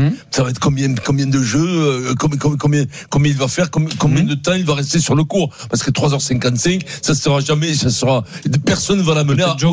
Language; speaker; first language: French; native; French